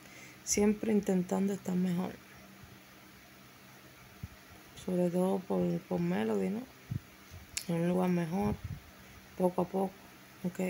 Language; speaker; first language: Spanish; native; Spanish